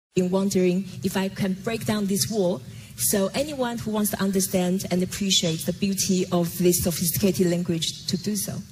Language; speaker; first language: English; non-native, fluent; Chinese